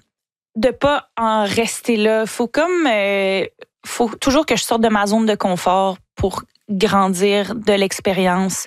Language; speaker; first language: French; native; French